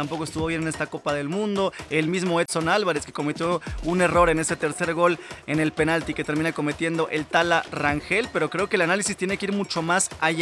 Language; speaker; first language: Spanish; native; Spanish